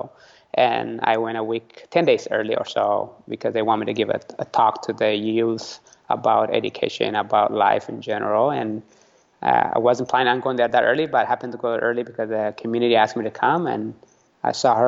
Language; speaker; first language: English; early bilingual, other home language; Tigrinya